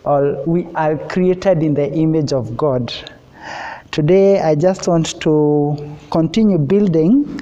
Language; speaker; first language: English; non-native, local second language; Swahili